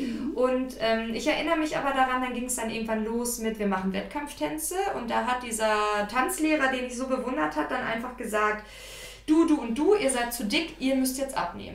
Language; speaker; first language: German; native; German